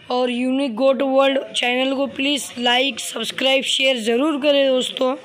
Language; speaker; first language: Hindi; non-native, local second language; Urdu